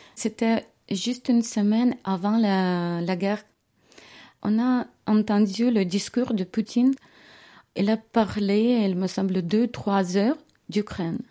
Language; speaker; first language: French; non-native, fluent; Ukrainian